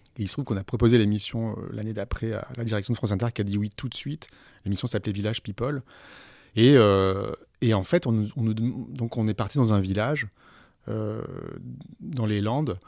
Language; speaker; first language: French; native; French